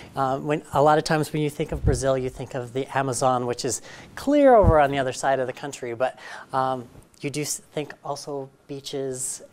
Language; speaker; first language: English; native; English